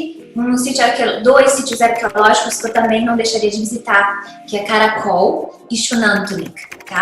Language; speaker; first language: Portuguese; native; Portuguese